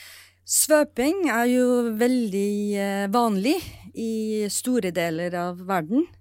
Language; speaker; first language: Norwegian; non-native, fluent; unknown